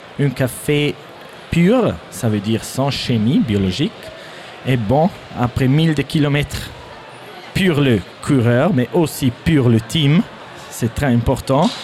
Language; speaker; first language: French; non-native, learner; German